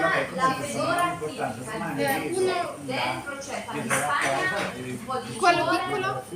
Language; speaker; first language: Italian; native; Italian